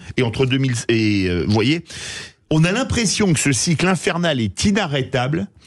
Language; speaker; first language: French; native; French